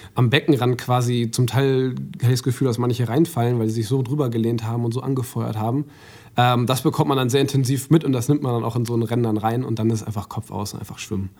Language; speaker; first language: German; native; German